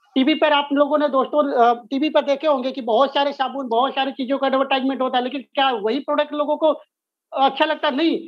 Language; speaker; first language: Hindi; native; Hindi